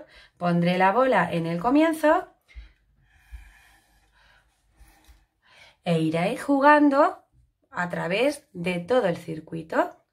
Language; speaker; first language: Spanish; native; Spanish